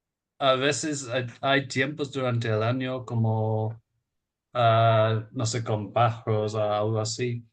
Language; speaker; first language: Spanish; non-native, fluent; English